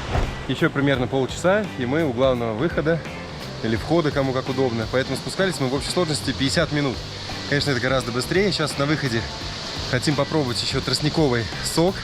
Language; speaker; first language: Russian; native; Russian